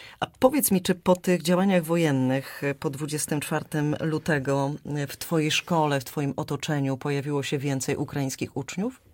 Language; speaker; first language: Polish; native; Polish